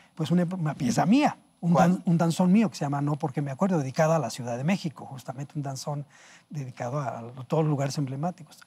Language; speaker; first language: Spanish; native; Spanish